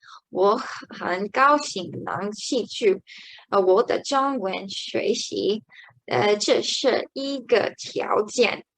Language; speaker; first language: Chinese; non-native, learner; English